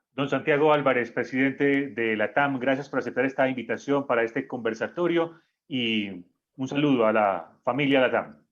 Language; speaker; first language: Spanish; native; Spanish